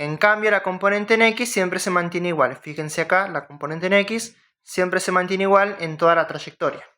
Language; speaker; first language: Spanish; native; Spanish